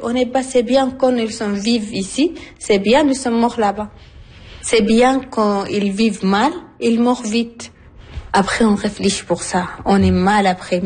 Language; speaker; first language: French; non-native, learner; Arabic